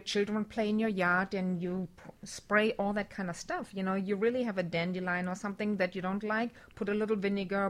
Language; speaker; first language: English; non-native, fluent; German